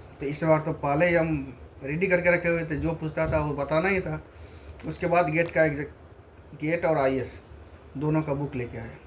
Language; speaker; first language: Hindi; native; Hindi